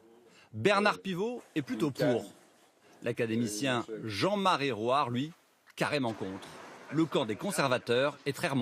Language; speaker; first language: French; native; French